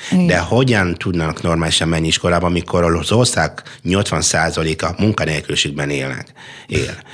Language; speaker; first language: Hungarian; non-native, fluent; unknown